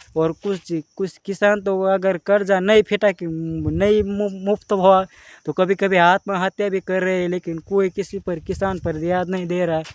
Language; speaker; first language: Hindi; non-native, local second language; Marathi